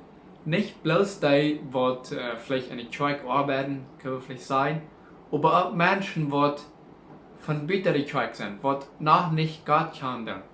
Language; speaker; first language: German; non-native, learner; Plautdietsch